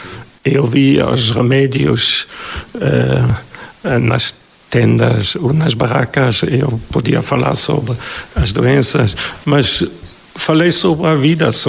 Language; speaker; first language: Portuguese; non-native, fluent; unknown